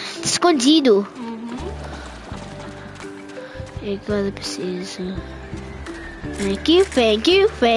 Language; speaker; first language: Portuguese; early bilingual, heritage; Portuguese